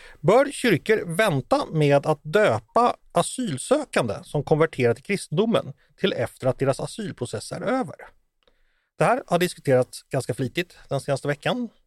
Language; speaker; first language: Swedish; native; Swedish